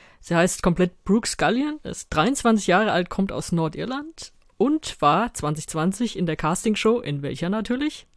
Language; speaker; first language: German; native; German